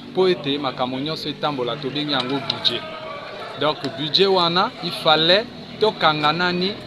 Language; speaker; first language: Lingala; native; Lingala